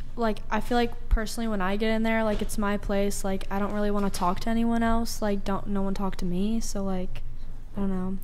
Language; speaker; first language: English; native; English